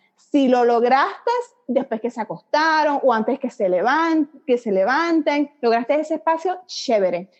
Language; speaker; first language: Spanish; native; Spanish